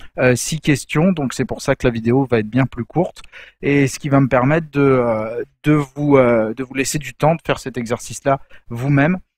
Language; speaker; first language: French; native; French